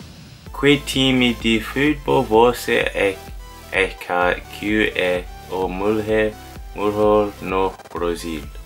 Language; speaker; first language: Portuguese; non-native, learner; English